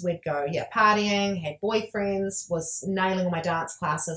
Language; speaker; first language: English; native; English